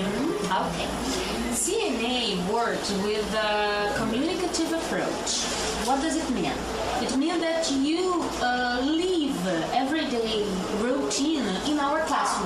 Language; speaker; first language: English; non-native, fluent; Portuguese